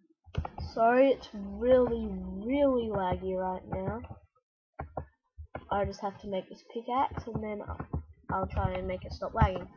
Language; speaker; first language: English; native; English